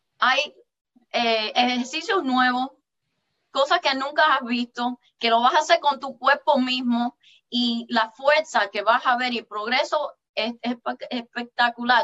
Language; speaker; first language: Spanish; early bilingual, heritage; English